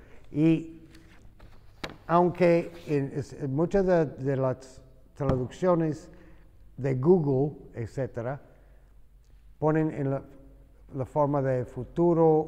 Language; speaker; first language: Spanish; non-native, fluent; English